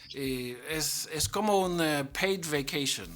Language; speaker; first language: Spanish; non-native, learner; English